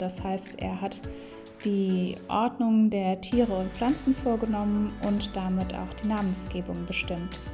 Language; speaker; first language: German; native; German